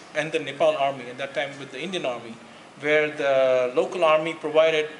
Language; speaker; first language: English; non-native, local second language; Gujarati